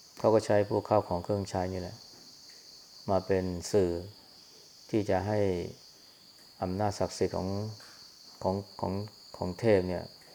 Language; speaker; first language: Thai; native; Thai